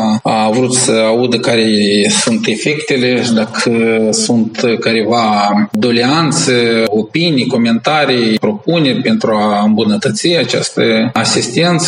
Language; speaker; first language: Romanian; native; Romanian